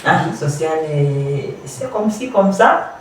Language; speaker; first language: French; non-native, learner; Kamba